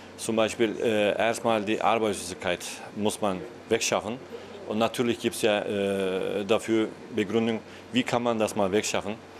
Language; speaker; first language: German; non-native, fluent; Turkish